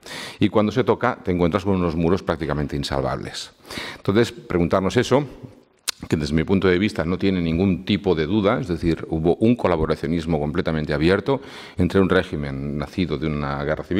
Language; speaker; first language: Spanish; native; Spanish